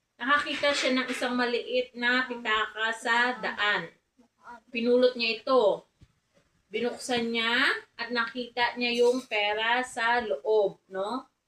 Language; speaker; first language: Filipino; native; Filipino